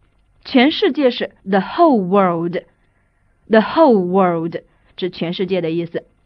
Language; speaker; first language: Chinese; native; Chinese